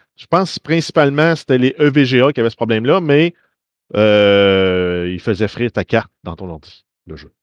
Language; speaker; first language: French; native; French